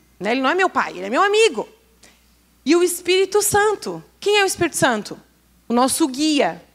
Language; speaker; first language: Portuguese; native; Portuguese